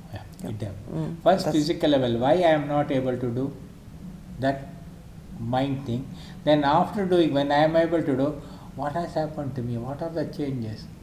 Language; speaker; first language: English; non-native, local second language; Kannada